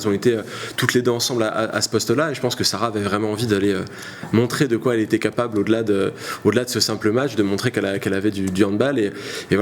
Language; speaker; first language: French; native; French